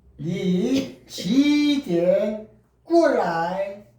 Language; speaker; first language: Chinese; non-native, learner; Korean